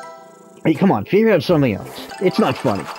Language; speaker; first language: English; native; English